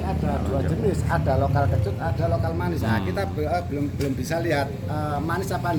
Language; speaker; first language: Indonesian; non-native, local second language; Javanese